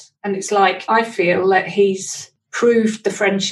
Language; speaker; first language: English; native; English